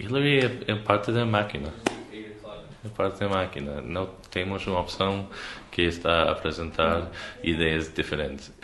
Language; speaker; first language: Portuguese; non-native, learner; English